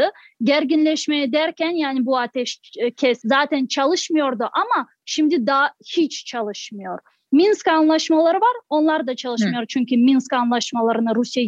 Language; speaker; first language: Turkish; non-native, fluent; Crimean Tatar